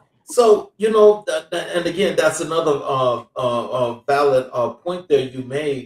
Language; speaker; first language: English; native; English